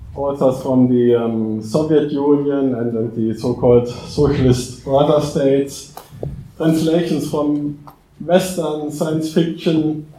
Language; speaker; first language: English; non-native, fluent; German